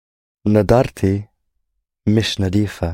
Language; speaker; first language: Arabic; non-native, learner; English